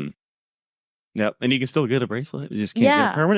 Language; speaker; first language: English; native; English